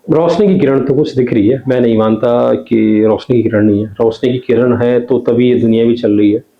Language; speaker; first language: Hindi; non-native, local second language; Garhwali